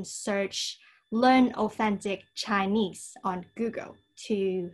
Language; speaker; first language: English; non-native, fluent; Cantonese